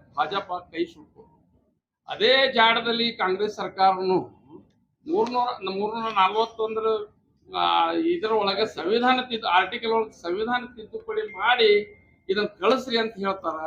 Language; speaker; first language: Kannada; non-native, local second language; Lambadi